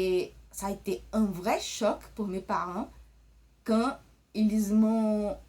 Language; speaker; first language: French; early bilingual, other home language; Portuguese